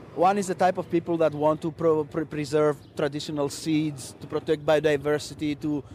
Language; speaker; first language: English; non-native, fluent; Greek